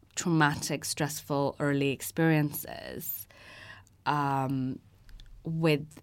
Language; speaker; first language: English; early bilingual, other home language; Persian